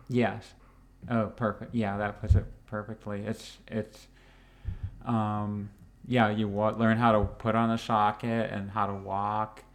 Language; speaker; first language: English; native; English